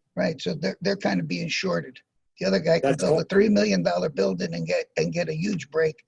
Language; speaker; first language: English; native; English